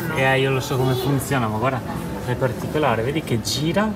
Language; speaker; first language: Italian; native; Italian